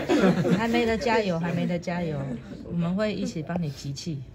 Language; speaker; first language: Chinese; native; Chinese